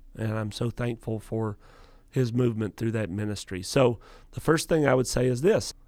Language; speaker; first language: English; native; English